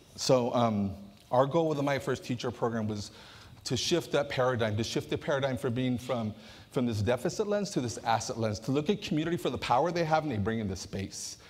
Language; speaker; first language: English; native; English